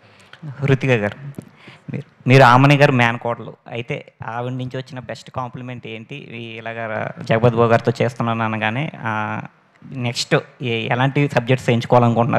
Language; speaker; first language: Telugu; native; Telugu